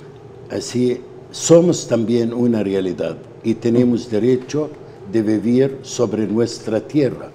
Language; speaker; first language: Spanish; non-native, fluent; Arabic